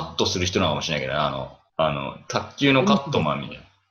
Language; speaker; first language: Japanese; native; Japanese